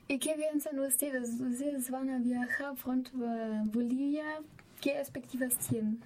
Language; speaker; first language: Spanish; non-native, fluent; German